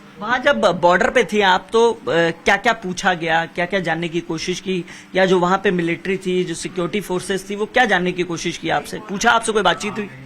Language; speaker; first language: Hindi; native; Hindi